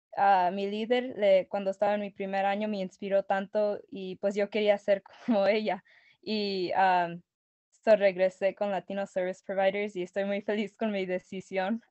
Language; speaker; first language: Spanish; early bilingual, other home language; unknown